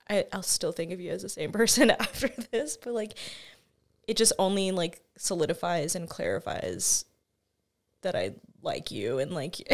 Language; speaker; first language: English; native; English